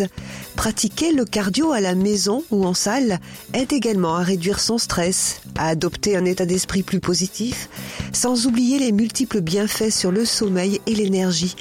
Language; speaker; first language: French; native; French